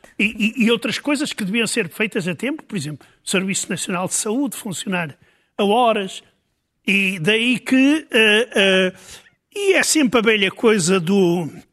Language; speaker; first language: Portuguese; native; Portuguese